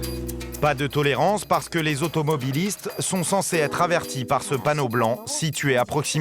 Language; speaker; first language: French; native; French